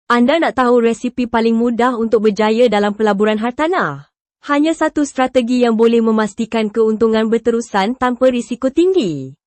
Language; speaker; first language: Malay; native; Malay